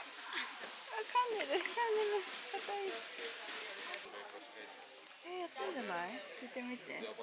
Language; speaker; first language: Japanese; native; Japanese